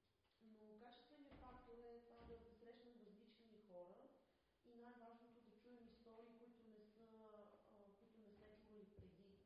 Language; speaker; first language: Bulgarian; native; Bulgarian